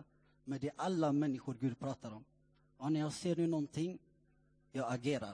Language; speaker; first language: Swedish; non-native, fluent; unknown